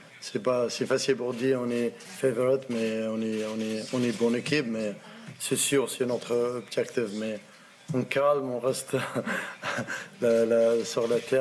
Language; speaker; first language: French; non-native, learner; Arabic